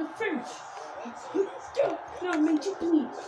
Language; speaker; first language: English; native; English